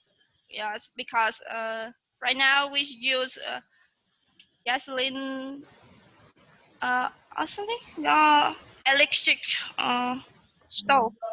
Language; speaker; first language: English; non-native, learner; Vietnamese